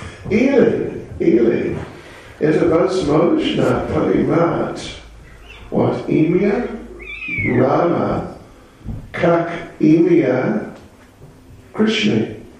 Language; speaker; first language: Russian; non-native, learner; English